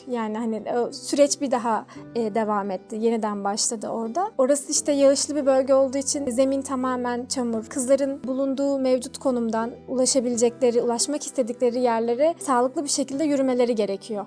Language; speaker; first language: Turkish; native; Turkish